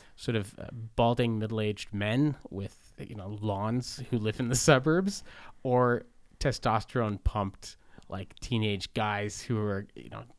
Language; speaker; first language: English; native; English